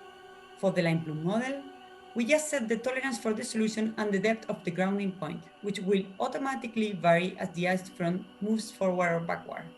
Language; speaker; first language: English; non-native, fluent; Spanish